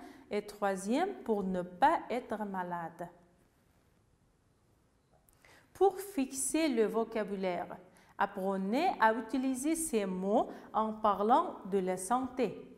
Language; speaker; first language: French; non-native, fluent; Uzbek